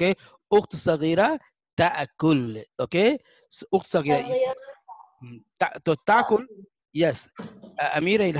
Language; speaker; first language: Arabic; non-native, fluent; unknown